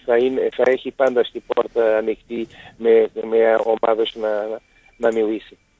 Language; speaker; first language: Greek; non-native, learner; Portuguese